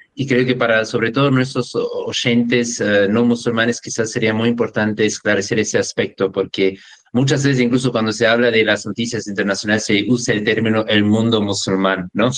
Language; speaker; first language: Spanish; non-native, fluent; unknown